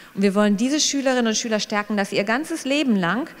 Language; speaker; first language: German; native; German